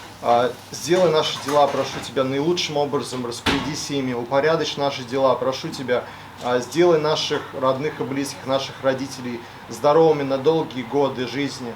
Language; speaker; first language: Russian; native; Russian